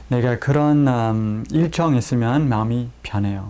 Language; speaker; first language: Korean; non-native, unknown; English